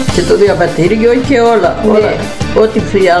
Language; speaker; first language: Greek; early bilingual, heritage; Greek